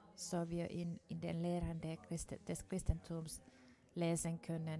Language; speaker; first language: German; non-native, fluent; Finnish